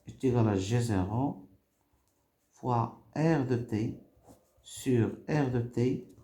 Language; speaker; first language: French; non-native, local second language; Arabic